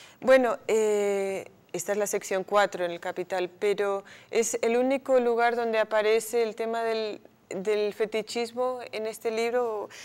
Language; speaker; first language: Spanish; native; Spanish